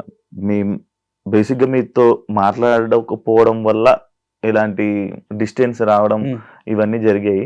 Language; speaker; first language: Telugu; native; Telugu